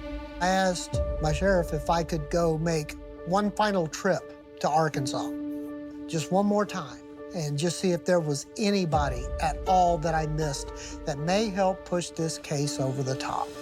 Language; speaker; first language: English; native; English